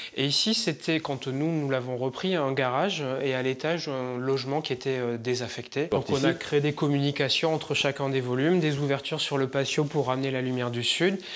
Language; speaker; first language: French; native; French